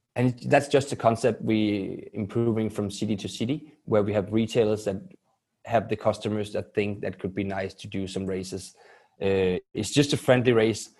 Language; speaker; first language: English; non-native, fluent; Danish